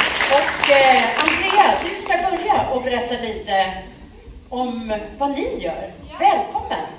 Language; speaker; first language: Swedish; native; Swedish